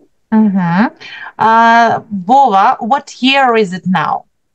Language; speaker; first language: English; non-native, fluent; Ukrainian